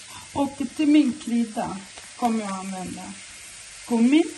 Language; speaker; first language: Swedish; non-native, learner; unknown